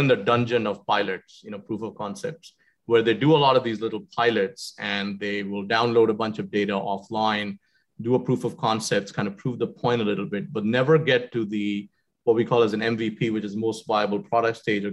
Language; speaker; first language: English; non-native, local second language; Hindi